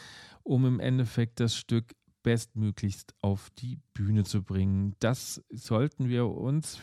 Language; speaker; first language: German; native; German